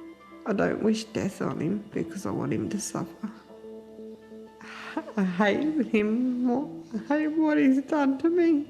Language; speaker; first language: English; native; English